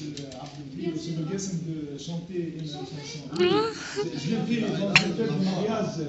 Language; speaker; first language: French; non-native, local second language; Arabic